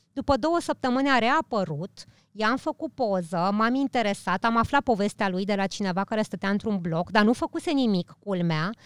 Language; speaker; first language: Romanian; early bilingual, heritage; Romanian